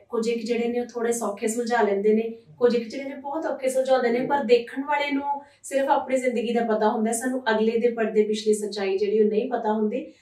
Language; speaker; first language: Punjabi; native; Punjabi